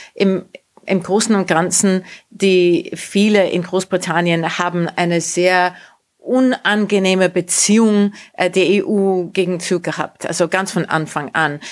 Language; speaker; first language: German; non-native, fluent; English